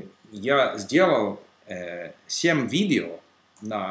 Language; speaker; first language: Russian; non-native, learner; English